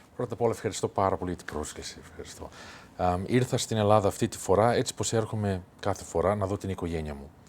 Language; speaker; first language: Greek; early bilingual, heritage; Greek